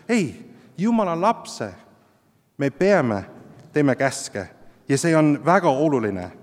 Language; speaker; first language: Estonian; non-native, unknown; English